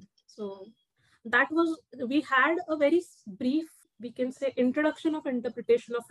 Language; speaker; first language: English; non-native, local second language; Marathi